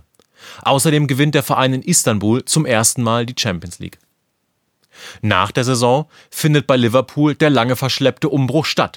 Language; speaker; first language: German; native; German